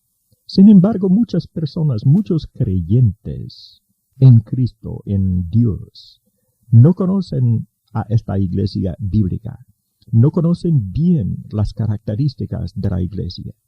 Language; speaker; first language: Spanish; native; Spanish